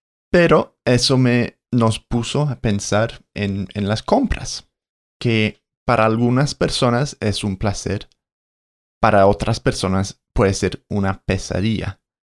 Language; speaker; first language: Spanish; non-native, fluent; English